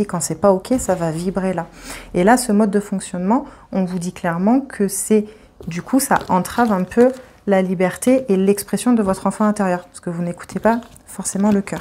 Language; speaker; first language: French; native; French